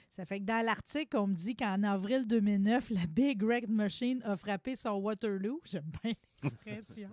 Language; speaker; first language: French; native; French